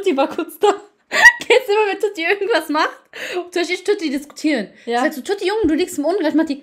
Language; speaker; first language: German; early bilingual, other home language; Albanian